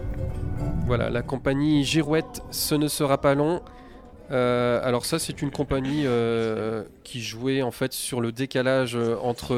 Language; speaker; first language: French; native; French